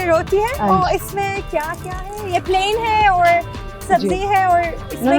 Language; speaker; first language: Hindi; non-native, learner; Turkish